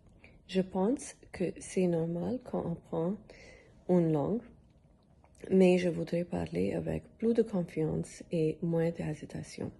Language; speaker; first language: French; non-native, learner; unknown